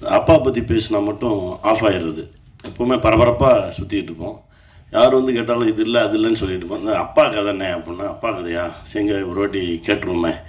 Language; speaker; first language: Tamil; native; Tamil